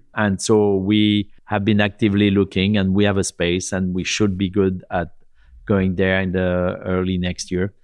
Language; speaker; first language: English; non-native, fluent; French